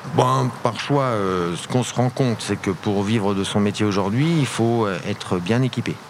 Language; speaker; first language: French; native; French